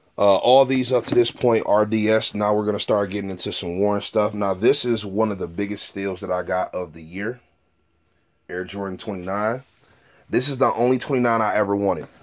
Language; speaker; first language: English; native; English